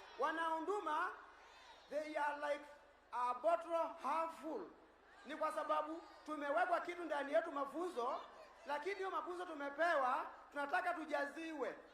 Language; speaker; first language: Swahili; native; Swahili